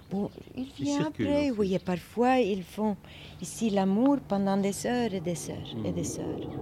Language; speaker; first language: French; non-native, fluent; Swedish